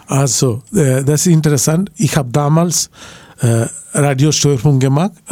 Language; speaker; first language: German; non-native, learner; Bangla